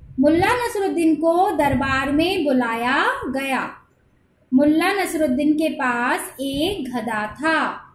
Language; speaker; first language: Hindi; native; Hindi